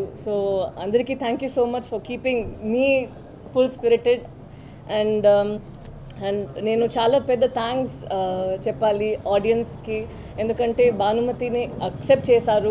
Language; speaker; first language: Telugu; non-native, learner; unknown